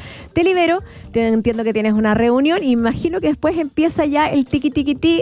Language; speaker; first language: Spanish; native; Spanish